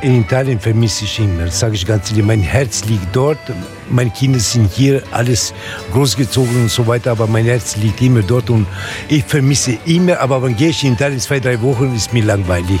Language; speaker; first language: German; non-native, learner; Italian